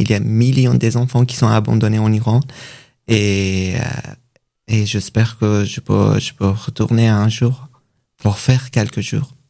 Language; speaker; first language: French; non-native, learner; Persian